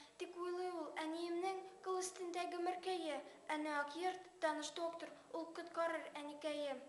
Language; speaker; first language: Tatar; non-native, local second language; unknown